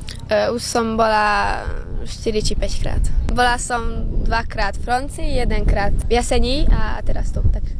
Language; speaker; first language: Slovak; non-native, local second language; Hungarian